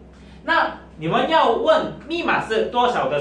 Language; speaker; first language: Chinese; non-native, fluent; Korean